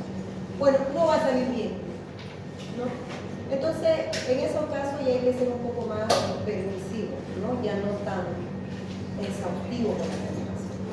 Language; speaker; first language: Spanish; native; Spanish